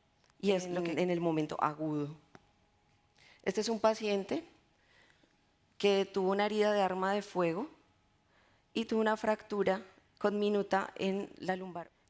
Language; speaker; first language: Spanish; native; Spanish